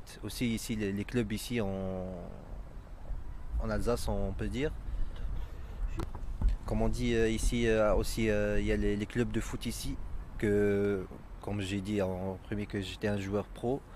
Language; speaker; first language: French; non-native, local second language; Arabic